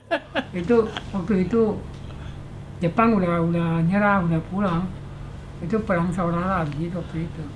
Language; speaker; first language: Indonesian; non-native, local second language; Min Nan Chinese